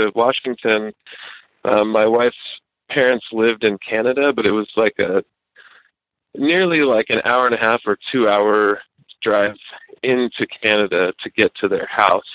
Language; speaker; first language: English; native; English